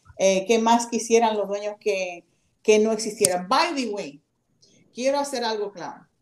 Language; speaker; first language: Spanish; native; Spanish